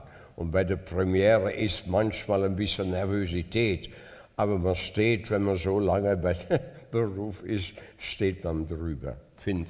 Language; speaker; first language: German; non-native, fluent; Dutch